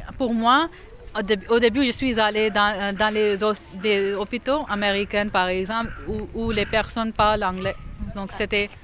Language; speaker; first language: French; non-native, fluent; Urdu